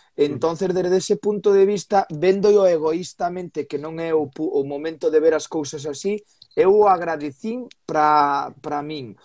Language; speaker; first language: Galician; native; Galician